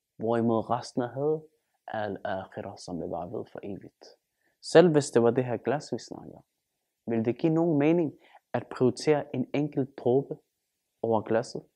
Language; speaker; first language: Danish; early bilingual, other home language; Turkish